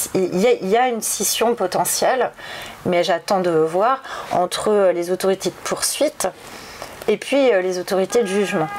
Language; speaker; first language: French; native; French